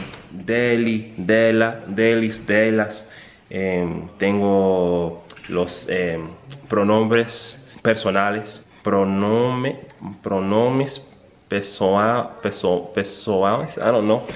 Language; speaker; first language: Portuguese; non-native, learner; English